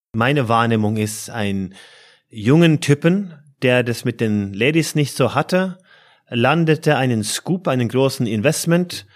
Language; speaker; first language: German; non-native, fluent; Norwegian